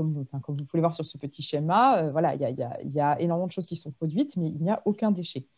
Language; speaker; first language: French; native; French